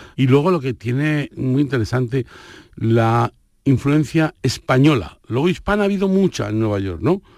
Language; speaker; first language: Spanish; native; Spanish